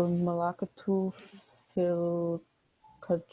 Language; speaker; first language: Arabic; non-native, learner; English